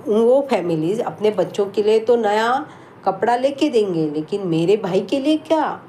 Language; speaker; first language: Hindi; non-native, local second language; Marathi